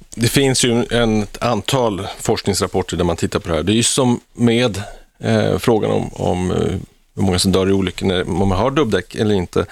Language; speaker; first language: Swedish; native; Swedish